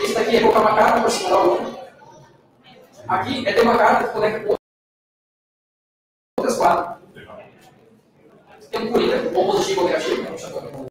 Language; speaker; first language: Portuguese; native; Portuguese